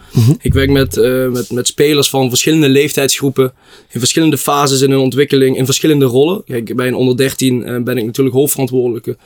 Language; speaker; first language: Dutch; native; Dutch